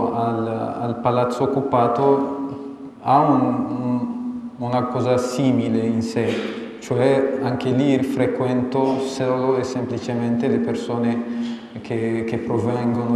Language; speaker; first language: Italian; non-native, fluent; Amharic